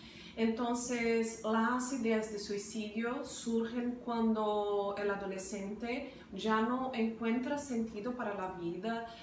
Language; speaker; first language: Spanish; non-native, fluent; Portuguese